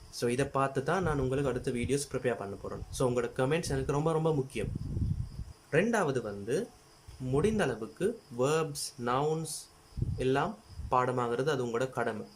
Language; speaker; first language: Tamil; non-native, local second language; Sinhala